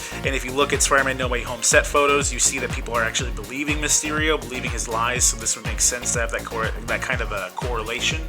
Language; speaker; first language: English; native; English